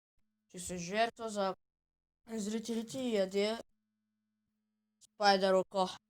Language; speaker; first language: Bulgarian; native; Bulgarian